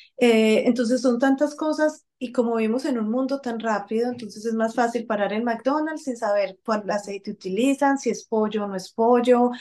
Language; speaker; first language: Spanish; native; Spanish